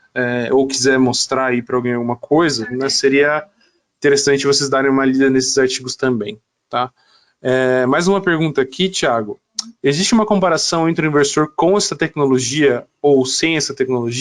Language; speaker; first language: Portuguese; native; Portuguese